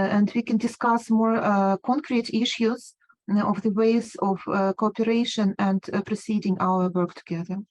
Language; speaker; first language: English; non-native, fluent; Ukrainian